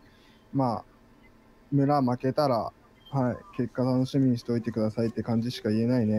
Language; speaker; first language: Japanese; native; Japanese